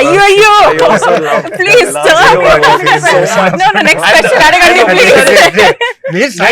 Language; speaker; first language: Telugu; non-native, fluent; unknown